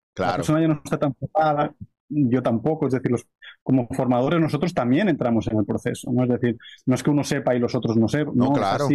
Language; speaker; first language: Spanish; native; Spanish